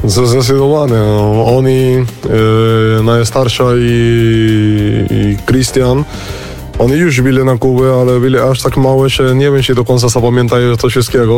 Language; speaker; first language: Polish; non-native, learner; Spanish